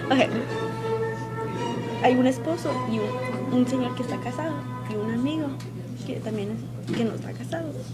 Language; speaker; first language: Spanish; early bilingual, heritage; Spanish